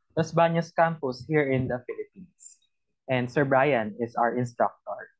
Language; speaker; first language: English; non-native, local second language; Filipino